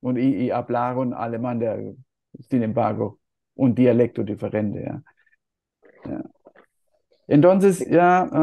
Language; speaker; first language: Spanish; non-native, fluent; German